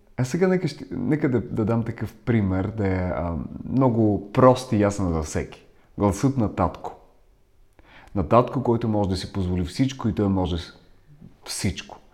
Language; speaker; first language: Bulgarian; non-native, fluent; Russian